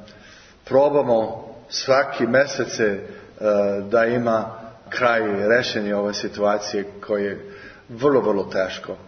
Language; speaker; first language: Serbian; non-native, learner; English